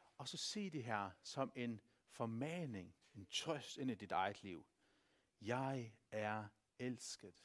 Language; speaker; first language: Danish; native; Danish